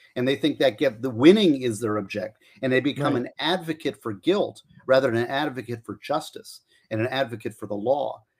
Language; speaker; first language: English; native; English